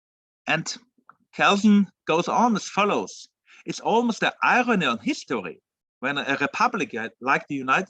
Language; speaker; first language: English; non-native, fluent; German